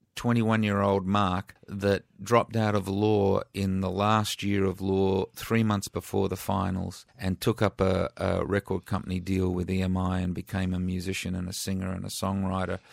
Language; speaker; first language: English; native; English